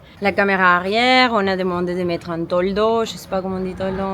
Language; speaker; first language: French; non-native, fluent; Spanish